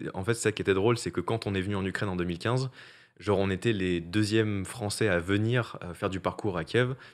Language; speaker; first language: French; native; French